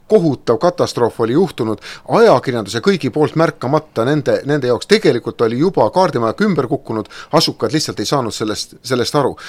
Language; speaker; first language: Estonian; native; Estonian